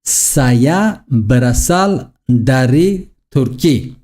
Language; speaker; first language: Indonesian; non-native, learner; Turkish